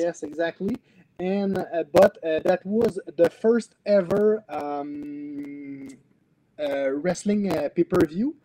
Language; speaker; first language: English; non-native, learner; French